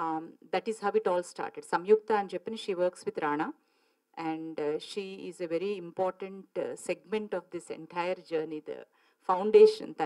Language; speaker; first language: Telugu; native; Telugu